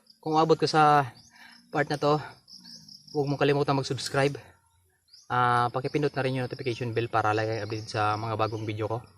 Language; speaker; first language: Filipino; native; Filipino